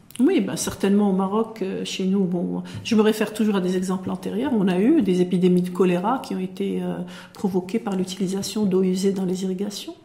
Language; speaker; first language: French; non-native, local second language; Arabic